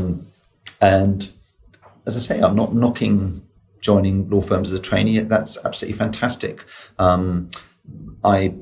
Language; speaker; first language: English; native; English